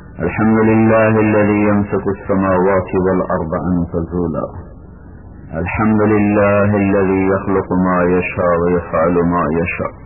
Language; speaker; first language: Urdu; non-native, local second language; Punjabi